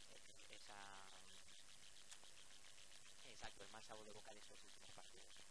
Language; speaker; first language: Spanish; native; Spanish